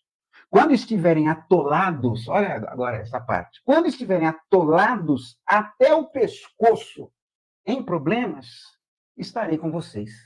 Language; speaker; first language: Portuguese; native; Portuguese